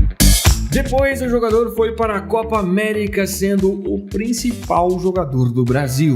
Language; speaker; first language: Portuguese; native; Portuguese